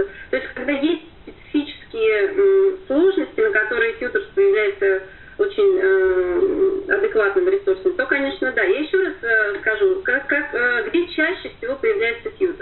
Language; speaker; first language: Russian; native; Russian